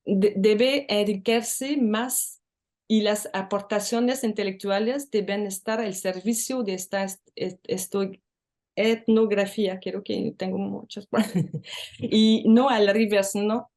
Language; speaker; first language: Spanish; non-native, learner; French